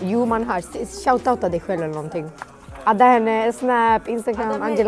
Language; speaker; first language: Swedish; native; Swedish